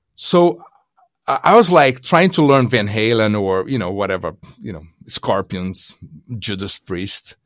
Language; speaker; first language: English; non-native, fluent; Portuguese